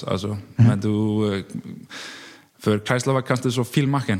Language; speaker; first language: German; non-native, learner; Icelandic